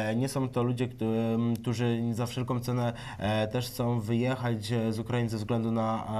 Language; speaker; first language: Polish; native; Polish